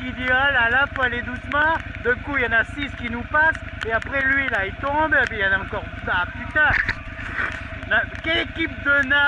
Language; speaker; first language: French; native; French